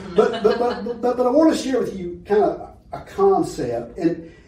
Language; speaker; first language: English; native; English